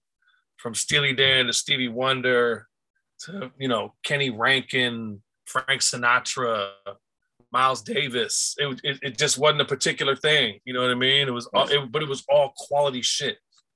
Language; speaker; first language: English; native; English